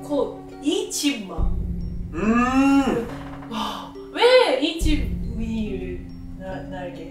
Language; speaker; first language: Korean; non-native, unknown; Japanese